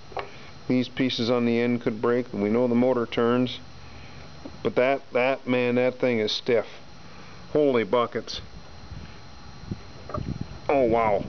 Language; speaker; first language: English; native; English